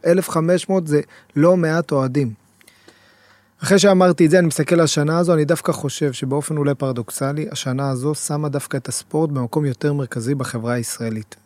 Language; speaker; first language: Hebrew; native; Hebrew